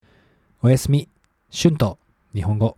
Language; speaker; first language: Japanese; non-native, fluent; English